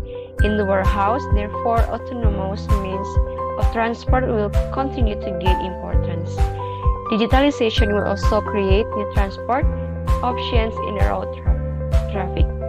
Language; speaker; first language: English; non-native, learner; Indonesian